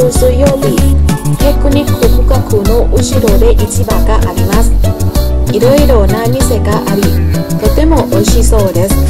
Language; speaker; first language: Japanese; non-native, learner; Thai